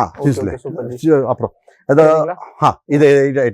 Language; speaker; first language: Tamil; non-native, local second language; Kannada